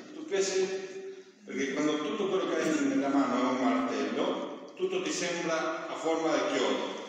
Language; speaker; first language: Italian; non-native, fluent; Spanish